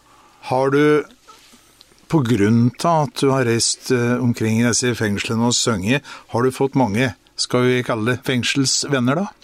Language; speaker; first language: Norwegian; native; Norwegian